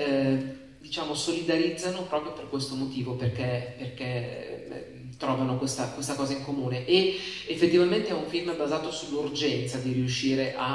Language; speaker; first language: Italian; native; Italian